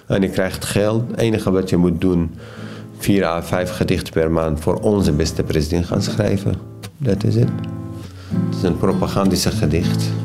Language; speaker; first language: Dutch; non-native, fluent; Arabic